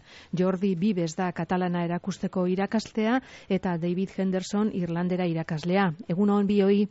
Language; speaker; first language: Basque; native; Basque